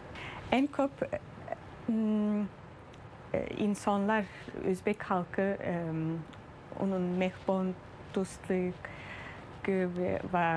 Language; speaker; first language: Turkish; early bilingual, heritage; German